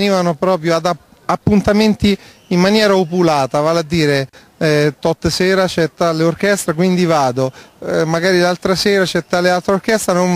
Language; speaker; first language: Italian; native; Italian